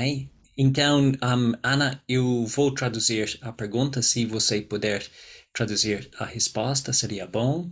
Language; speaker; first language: Portuguese; non-native, fluent; English